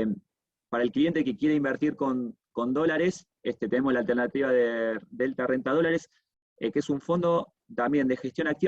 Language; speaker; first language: Spanish; native; Spanish